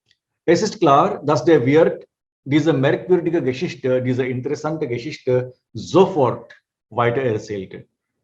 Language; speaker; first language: German; non-native, fluent; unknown